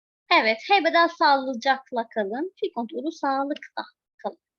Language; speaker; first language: Turkish; non-native, fluent; Arabic